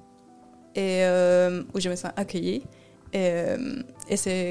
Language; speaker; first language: French; non-native, fluent; Spanish